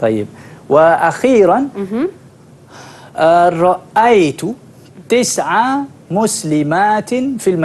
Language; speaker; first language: Arabic; non-native, fluent; Malay